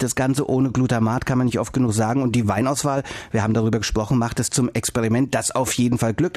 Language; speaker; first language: German; native; German